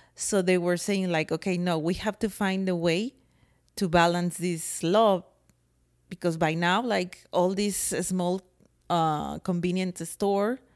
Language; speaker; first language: English; non-native, fluent; Spanish